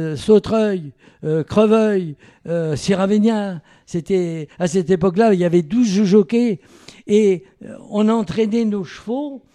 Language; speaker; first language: French; native; French